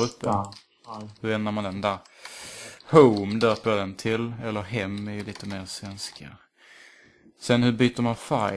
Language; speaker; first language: Swedish; native; Swedish